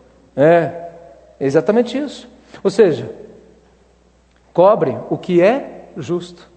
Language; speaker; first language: Portuguese; native; Portuguese